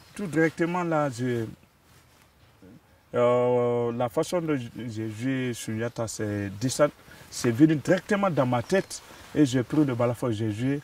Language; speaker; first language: French; non-native, local second language; Mandingo